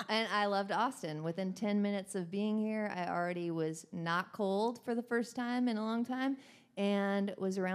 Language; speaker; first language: English; native; English